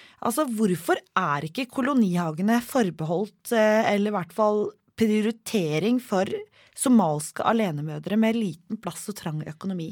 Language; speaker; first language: Norwegian; native; Norwegian